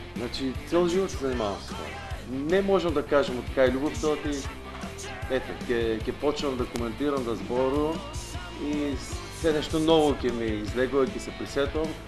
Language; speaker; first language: Macedonian; native; Macedonian